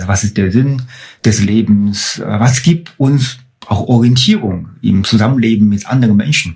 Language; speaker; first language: German; non-native, fluent; Chinese